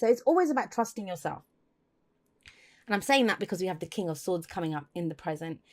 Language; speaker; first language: English; native; English